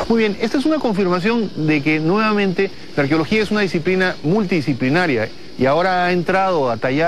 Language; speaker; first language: Spanish; native; Spanish